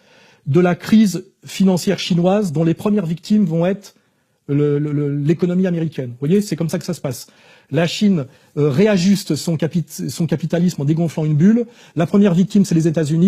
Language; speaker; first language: French; native; French